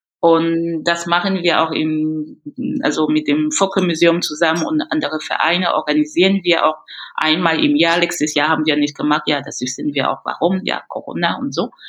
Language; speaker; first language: German; non-native, fluent; French